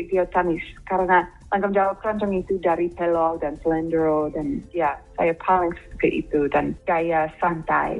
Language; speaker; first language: Indonesian; non-native, fluent; English